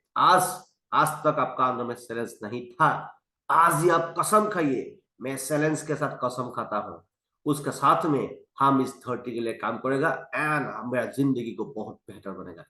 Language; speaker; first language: Hindi; non-native, local second language; Assamese